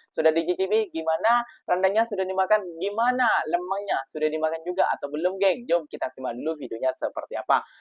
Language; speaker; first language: Indonesian; native; Indonesian